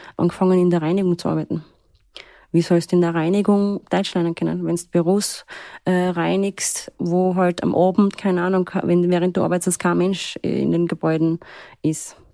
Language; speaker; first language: German; early bilingual, other home language; Turkish